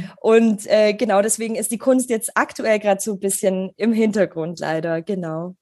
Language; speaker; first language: German; early bilingual, other home language; Polish